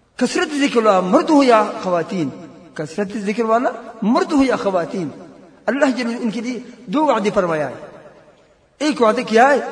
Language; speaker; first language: Urdu; non-native, local second language; Pashto